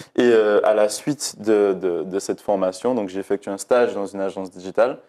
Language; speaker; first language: French; native; French